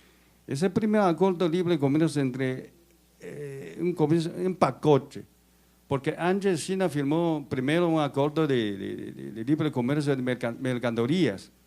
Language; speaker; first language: Spanish; non-native, fluent; Chinese